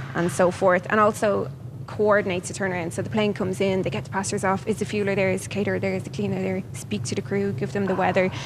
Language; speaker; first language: English; native; English